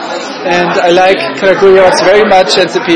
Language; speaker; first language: English; non-native, fluent; German